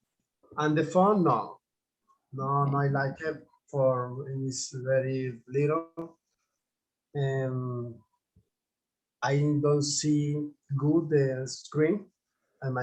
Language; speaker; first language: English; non-native, learner; Spanish